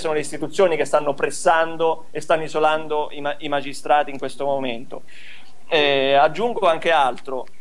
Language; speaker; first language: Italian; native; Italian